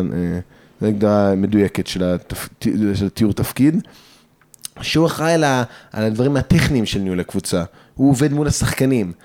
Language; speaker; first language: Hebrew; early bilingual, other home language; English